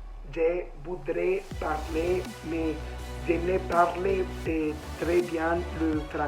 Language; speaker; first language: French; non-native, learner; Spanish